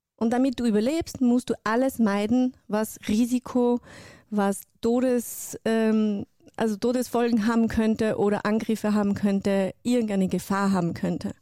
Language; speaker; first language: German; non-native, fluent; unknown